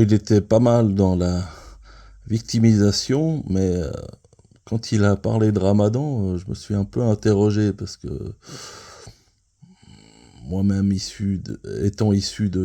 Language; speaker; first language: French; native; French